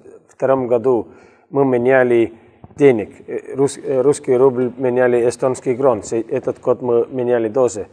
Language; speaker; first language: Russian; non-native, learner; Estonian